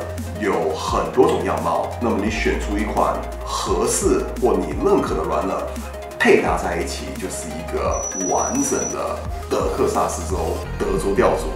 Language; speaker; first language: Chinese; native; Chinese